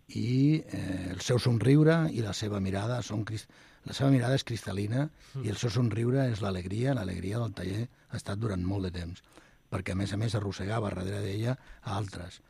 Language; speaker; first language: Catalan; non-native, local second language; Spanish